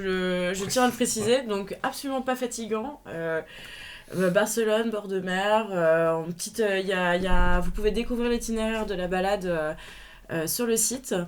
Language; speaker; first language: French; native; French